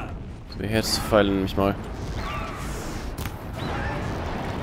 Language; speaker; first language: German; native; German